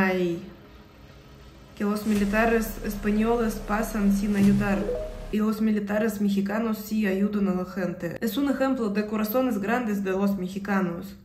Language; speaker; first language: Spanish; non-native, fluent; Russian